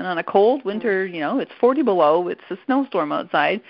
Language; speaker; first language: English; non-native, fluent; French